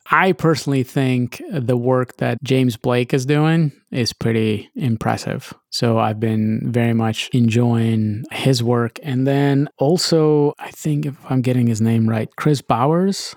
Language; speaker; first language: English; early bilingual, other home language; Russian